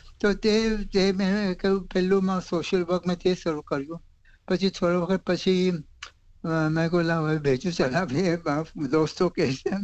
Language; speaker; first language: Gujarati; native; Gujarati